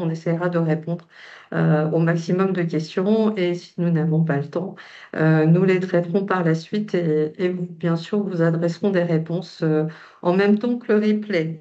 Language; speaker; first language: French; native; French